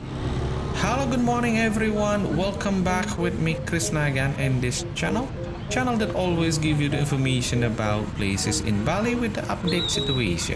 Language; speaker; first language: English; non-native, fluent; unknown